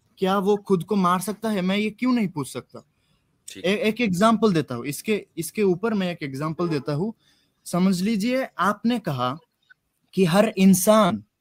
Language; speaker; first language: Hindi; non-native, fluent; Bangla